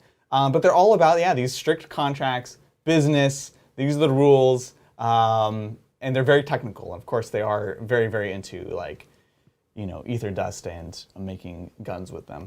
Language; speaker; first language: English; native; English